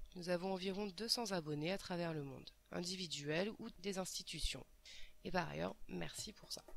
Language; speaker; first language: French; native; French